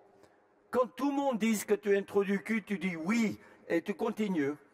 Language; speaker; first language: French; non-native, fluent; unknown